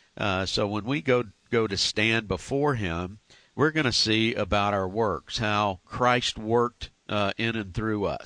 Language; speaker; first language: English; native; English